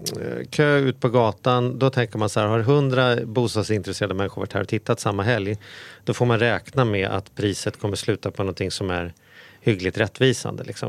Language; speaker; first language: Swedish; native; Swedish